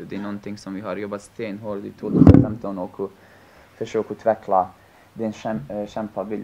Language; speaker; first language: Swedish; non-native, fluent; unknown